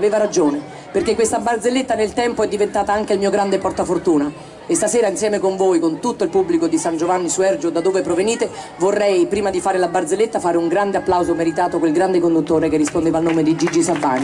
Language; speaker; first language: Italian; native; Italian